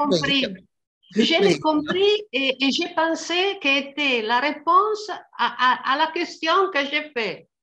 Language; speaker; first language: French; non-native, learner; Italian